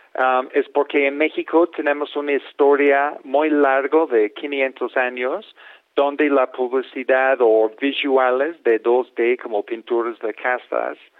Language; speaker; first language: Spanish; non-native, fluent; English